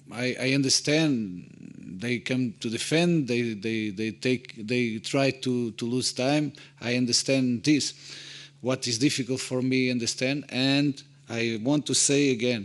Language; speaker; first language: English; non-native, fluent; Portuguese